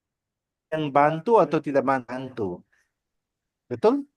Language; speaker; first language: Indonesian; non-native, learner; Nepali